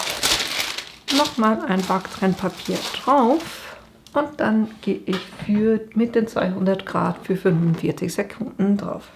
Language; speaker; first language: German; native; German